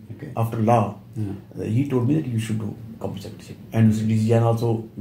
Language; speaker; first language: English; non-native, local second language; Punjabi